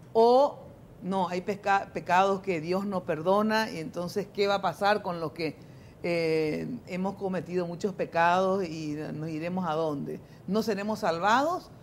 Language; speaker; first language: Spanish; native; Spanish